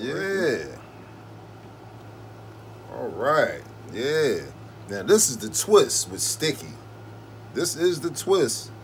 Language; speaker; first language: English; native; English